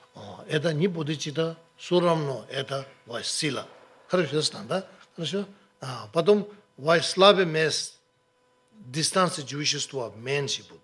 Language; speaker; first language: Russian; non-native, learner; Tibetan